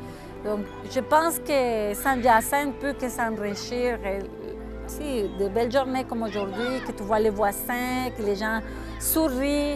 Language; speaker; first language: French; non-native, fluent; Spanish